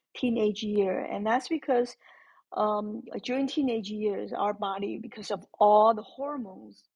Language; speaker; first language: English; non-native, fluent; Chinese